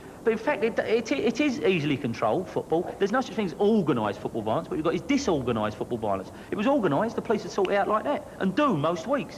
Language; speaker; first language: English; native; English